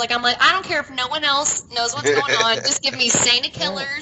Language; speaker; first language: English; native; English